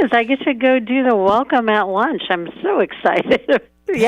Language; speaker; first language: English; native; English